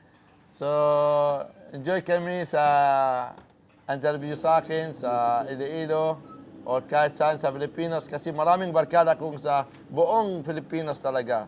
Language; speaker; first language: Filipino; non-native, learner; Arabic